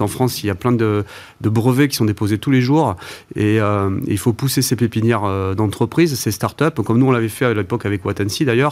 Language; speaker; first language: French; native; French